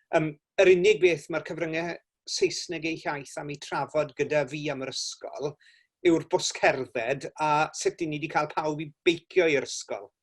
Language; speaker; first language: Welsh; native; Welsh